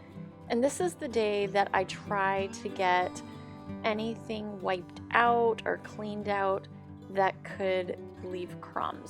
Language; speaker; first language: English; native; English